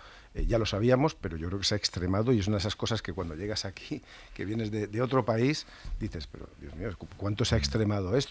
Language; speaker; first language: Spanish; native; Spanish